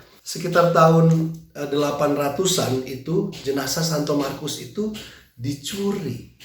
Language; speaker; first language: Indonesian; native; Indonesian